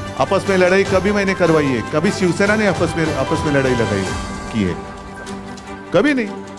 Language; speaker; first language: Hindi; non-native, local second language; Marathi